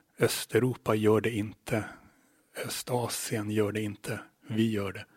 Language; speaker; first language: Swedish; native; Swedish